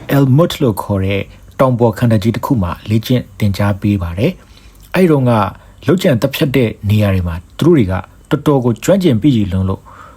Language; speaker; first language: Burmese; native; Burmese